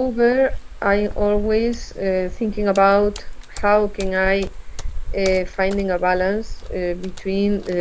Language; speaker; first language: English; non-native, learner; Spanish